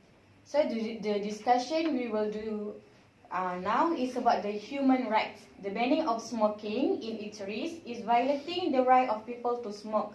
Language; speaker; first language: English; non-native, learner; Malay